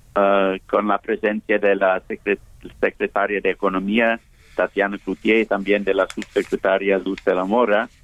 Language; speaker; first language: Spanish; non-native, fluent; English